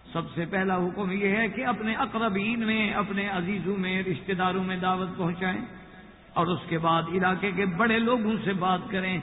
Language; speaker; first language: Urdu; native; Urdu